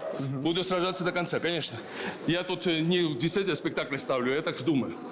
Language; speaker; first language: Russian; non-native, local second language; Georgian